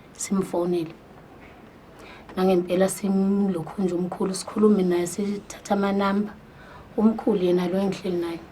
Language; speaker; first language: Zulu; native; Zulu